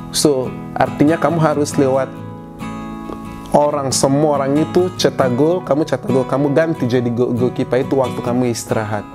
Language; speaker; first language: Indonesian; non-native, fluent; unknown